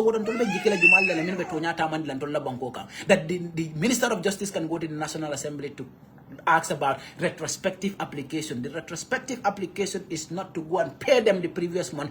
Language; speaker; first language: English; non-native, local second language; Wolof